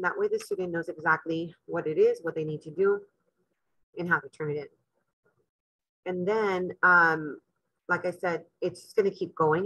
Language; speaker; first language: English; early bilingual, other home language; Spanish